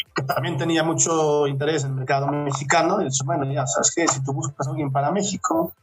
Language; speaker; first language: Spanish; non-native, fluent; Dutch